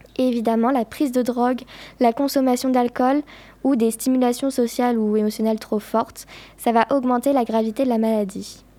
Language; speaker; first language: French; native; French